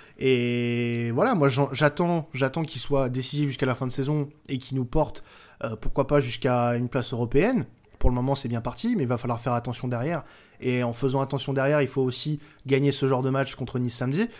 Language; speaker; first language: French; native; French